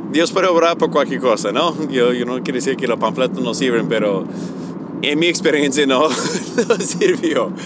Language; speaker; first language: Spanish; early bilingual, heritage; Spanish